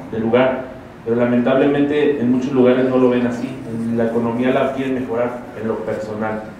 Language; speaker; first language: Spanish; native; Spanish